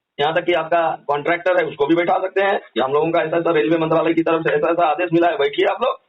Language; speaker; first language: Hindi; native; Hindi